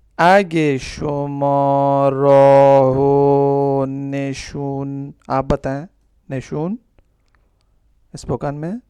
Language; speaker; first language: Persian; non-native, fluent; Urdu